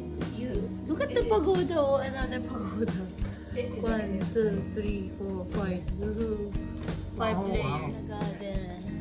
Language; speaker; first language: English; non-native, learner; Japanese